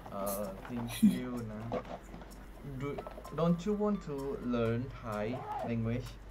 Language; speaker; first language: English; non-native, fluent; Indonesian